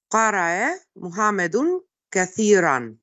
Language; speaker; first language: Arabic; non-native, learner; English